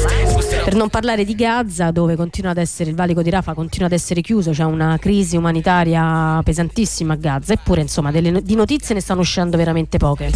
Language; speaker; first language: Italian; native; Italian